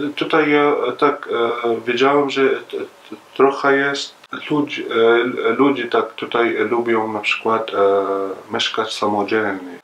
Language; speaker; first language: Polish; non-native, learner; Arabic